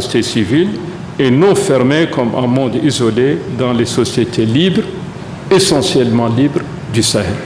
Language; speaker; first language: French; non-native, local second language; Arabic